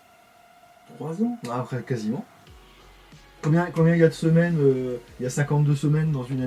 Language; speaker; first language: French; native; French